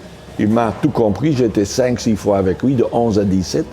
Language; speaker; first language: French; non-native, local second language; Dutch